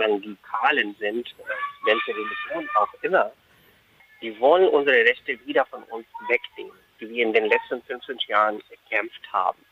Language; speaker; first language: German; non-native, fluent; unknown